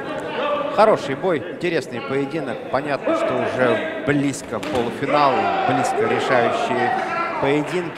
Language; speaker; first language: Russian; native; Russian